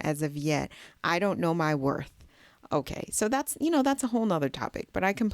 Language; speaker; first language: English; native; English